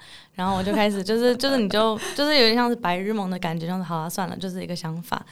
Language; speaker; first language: Chinese; early bilingual, heritage; English